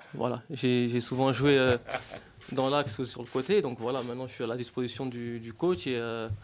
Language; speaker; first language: French; native; French